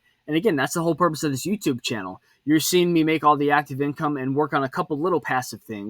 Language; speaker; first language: English; native; English